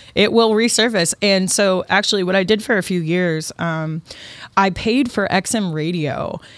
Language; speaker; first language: English; native; English